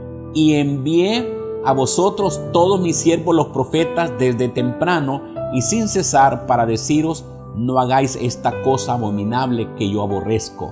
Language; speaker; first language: Spanish; native; Spanish